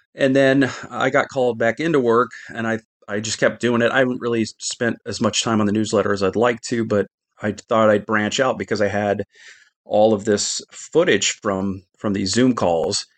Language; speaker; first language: English; native; English